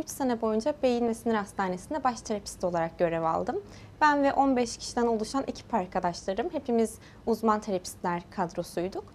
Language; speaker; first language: Turkish; early bilingual, heritage; Turkish